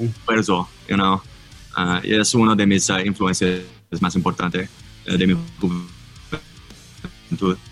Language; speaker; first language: Spanish; non-native, learner; English